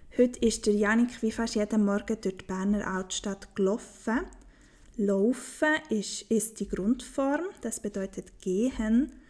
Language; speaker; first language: German; native; German